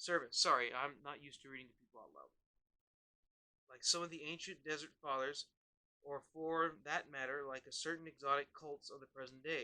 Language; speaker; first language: English; native; English